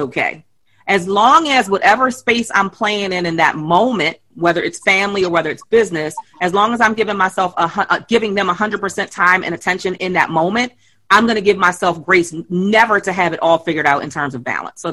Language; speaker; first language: English; native; English